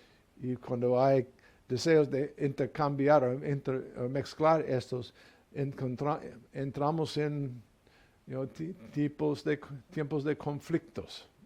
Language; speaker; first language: Spanish; non-native, fluent; English